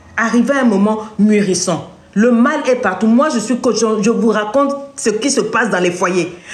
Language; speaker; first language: French; non-native, local second language; Lingala